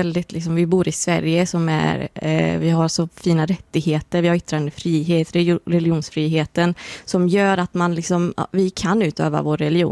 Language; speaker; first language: Swedish; early bilingual, other home language; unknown